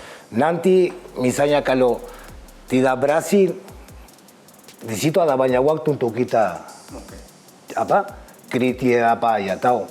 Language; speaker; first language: Indonesian; non-native, fluent; Spanish